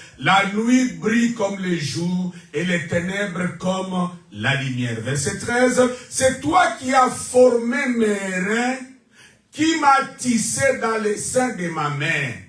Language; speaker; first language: French; non-native, local second language; Lingala